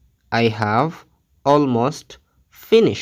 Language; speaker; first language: English; non-native, fluent; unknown